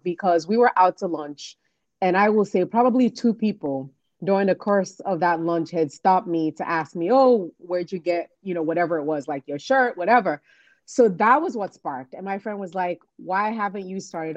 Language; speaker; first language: English; non-native, local second language; Yoruba